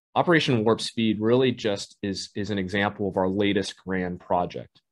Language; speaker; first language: English; native; English